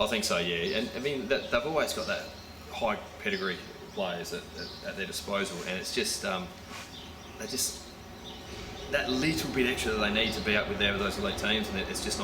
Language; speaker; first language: English; native; English